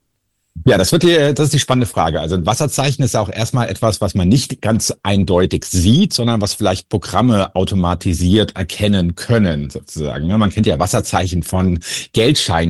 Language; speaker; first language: German; native; German